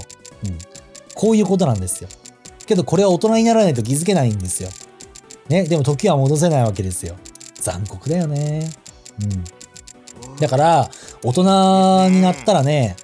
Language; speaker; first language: Japanese; native; Japanese